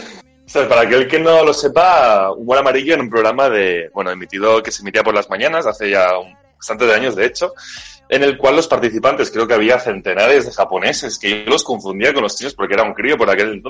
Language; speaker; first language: Spanish; native; Spanish